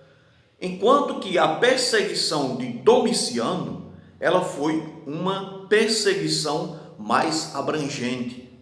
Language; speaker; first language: Portuguese; native; Portuguese